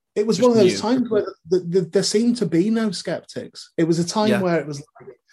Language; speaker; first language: English; native; English